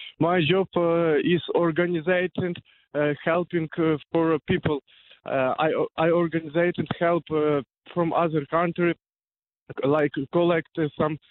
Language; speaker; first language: English; non-native, learner; Ukrainian